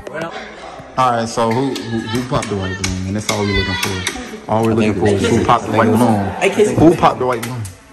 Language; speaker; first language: English; native; English